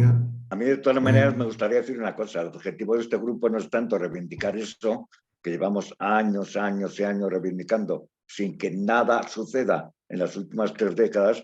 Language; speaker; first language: Spanish; native; Spanish